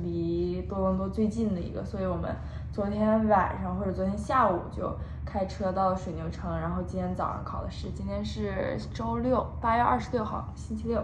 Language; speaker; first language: Chinese; early bilingual, heritage; Chinese